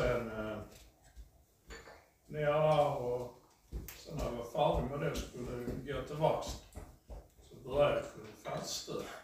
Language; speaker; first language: Swedish; native; Swedish